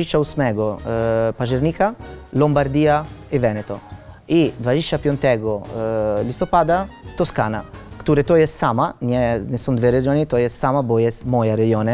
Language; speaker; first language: Polish; non-native, learner; Italian